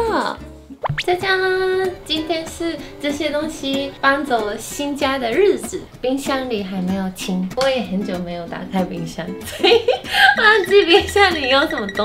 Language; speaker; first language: Chinese; non-native, fluent; Japanese